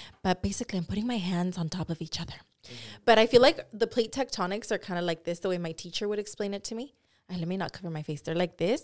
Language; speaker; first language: English; early bilingual, other home language; Spanish